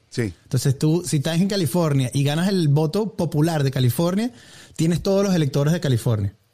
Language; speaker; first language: Spanish; native; Spanish